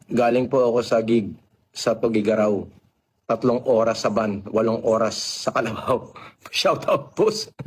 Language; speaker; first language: Filipino; native; Filipino